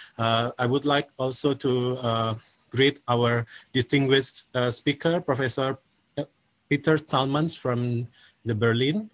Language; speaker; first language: English; non-native, local second language; Indonesian